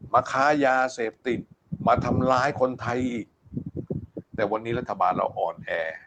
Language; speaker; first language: Thai; native; Thai